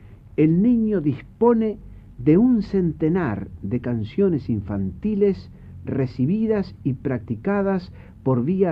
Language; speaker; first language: Spanish; native; Spanish